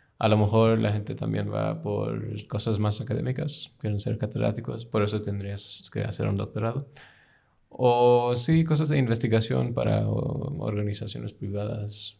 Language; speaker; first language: Spanish; non-native, fluent; English